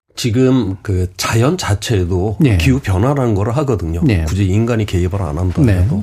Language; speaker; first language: Korean; native; Korean